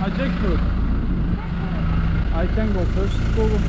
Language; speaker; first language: English; non-native, learner; Turkish